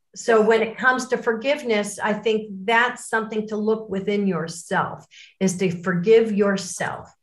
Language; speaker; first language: English; native; English